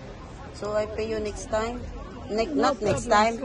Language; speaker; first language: English; non-native, local second language; Filipino